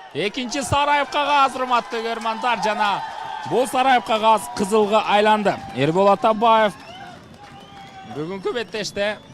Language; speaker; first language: Kyrgyz; native; Kyrgyz